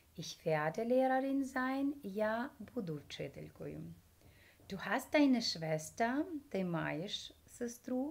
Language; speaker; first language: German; non-native, fluent; Ukrainian